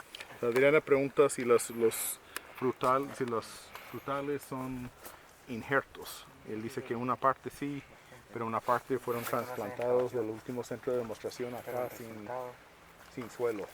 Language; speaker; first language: Spanish; native; Spanish